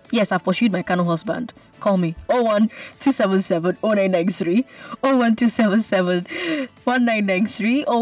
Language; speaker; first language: English; non-native, local second language; Igbo